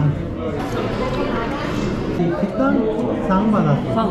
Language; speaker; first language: Korean; non-native, learner; Spanish